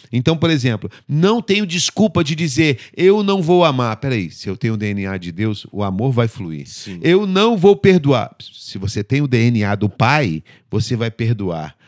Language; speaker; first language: Portuguese; native; Portuguese